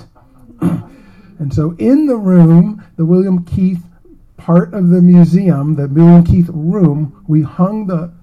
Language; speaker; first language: English; native; English